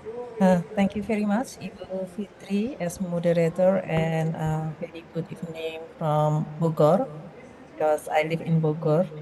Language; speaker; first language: English; non-native, fluent; Indonesian